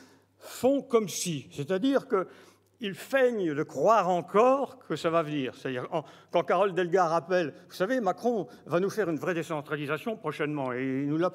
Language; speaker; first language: French; native; French